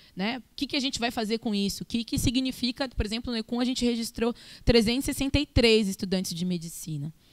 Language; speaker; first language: Portuguese; native; Portuguese